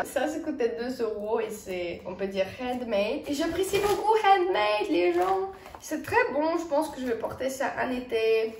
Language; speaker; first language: French; non-native, fluent; Estonian